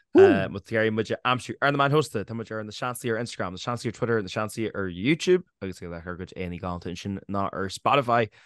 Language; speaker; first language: Irish; native; Irish